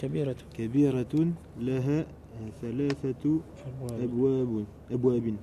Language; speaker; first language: Arabic; non-native, learner; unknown